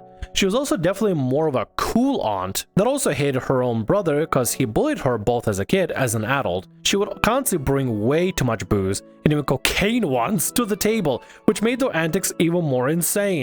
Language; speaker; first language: English; native; English